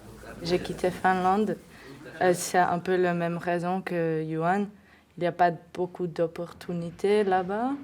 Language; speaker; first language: French; non-native, fluent; Finnish